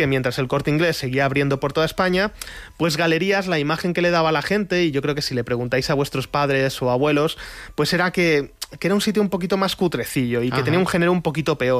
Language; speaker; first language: Spanish; native; Spanish